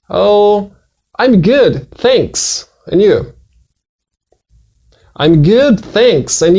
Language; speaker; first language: English; non-native, fluent; Portuguese